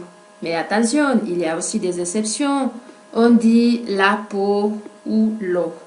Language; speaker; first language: French; non-native, fluent; Spanish